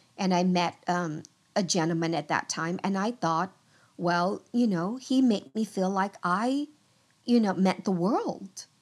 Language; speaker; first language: English; early bilingual, other home language; Vietnamese